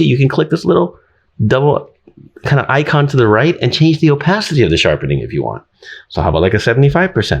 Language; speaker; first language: English; native; English